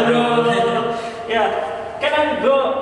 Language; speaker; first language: English; non-native, learner; Indonesian